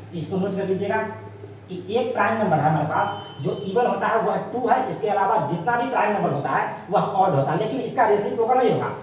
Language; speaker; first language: Hindi; native; Hindi